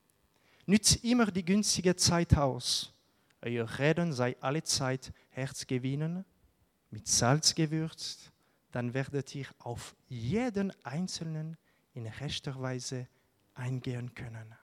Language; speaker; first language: German; non-native, local second language; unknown